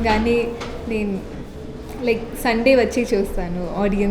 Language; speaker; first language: Telugu; non-native, local second language; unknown